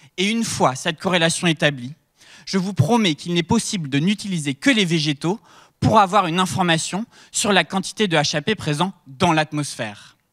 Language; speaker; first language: French; native; French